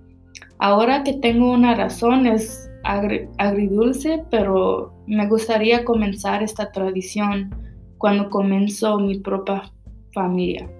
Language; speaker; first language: Spanish; early bilingual, heritage; Spanish